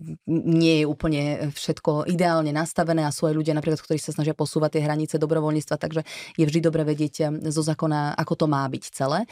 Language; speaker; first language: Slovak; native; Slovak